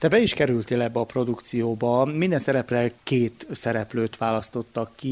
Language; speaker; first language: Hungarian; native; Hungarian